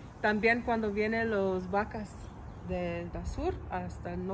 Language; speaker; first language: Spanish; non-native, learner; English